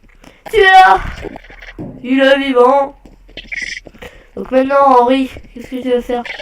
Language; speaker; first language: French; native; French